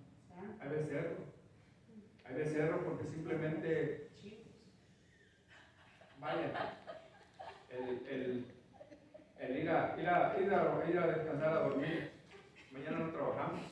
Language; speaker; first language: Spanish; native; Spanish